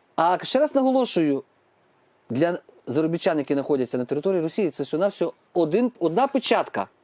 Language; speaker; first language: Ukrainian; native; Ukrainian